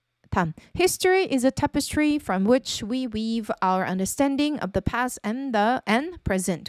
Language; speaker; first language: English; non-native, fluent; Korean